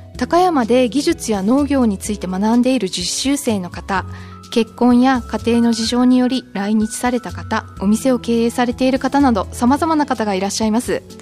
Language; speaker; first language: Japanese; native; Japanese